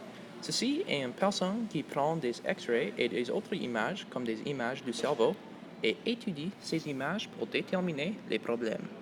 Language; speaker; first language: French; non-native, local second language; English